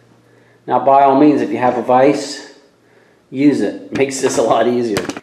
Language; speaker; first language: English; native; English